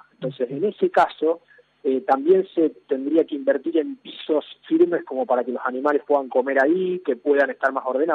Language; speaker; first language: Spanish; native; Spanish